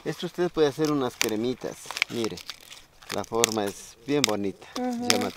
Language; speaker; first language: Spanish; native; Spanish